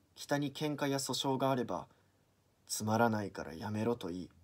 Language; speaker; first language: Japanese; native; Japanese